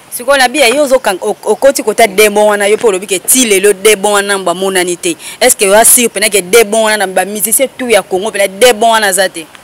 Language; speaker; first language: Lingala; native; Lingala